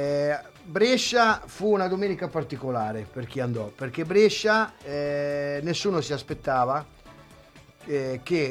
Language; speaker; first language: Italian; native; Italian